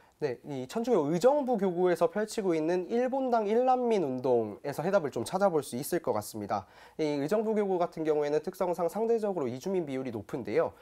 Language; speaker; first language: Korean; native; Korean